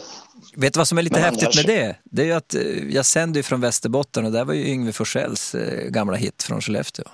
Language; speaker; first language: Swedish; native; Swedish